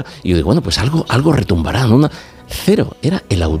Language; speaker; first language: Spanish; native; Spanish